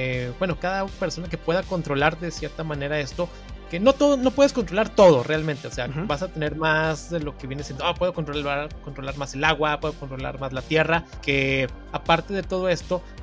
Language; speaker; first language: Spanish; native; Spanish